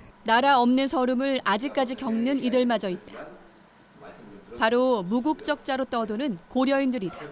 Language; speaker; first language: Korean; native; Korean